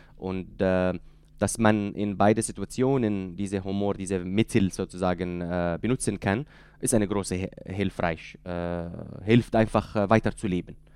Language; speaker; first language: German; non-native, fluent; Arabic